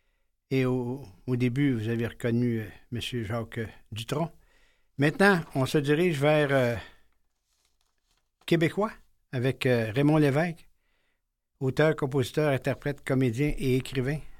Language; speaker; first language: French; native; French